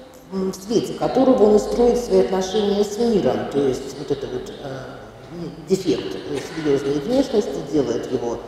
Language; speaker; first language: Russian; native; Russian